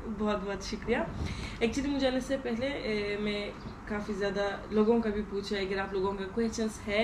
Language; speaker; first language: Hindi; non-native, learner; Turkish